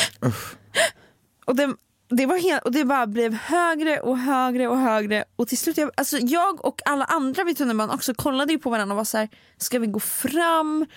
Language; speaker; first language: Swedish; native; Swedish